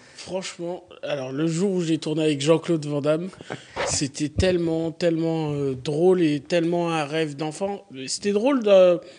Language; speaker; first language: French; native; French